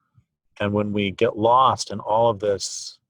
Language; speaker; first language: English; native; English